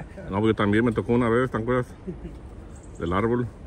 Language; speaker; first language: Spanish; native; Spanish